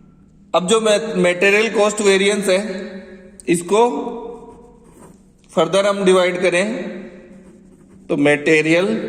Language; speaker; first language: Hindi; native; Hindi